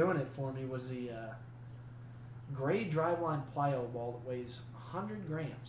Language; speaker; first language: English; native; English